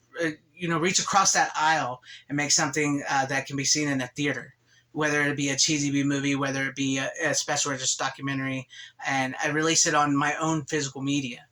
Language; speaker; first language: English; native; English